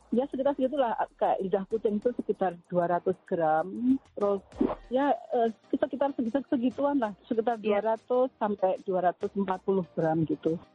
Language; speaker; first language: Indonesian; native; Indonesian